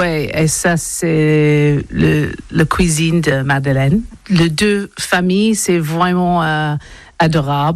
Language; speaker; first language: French; non-native, learner; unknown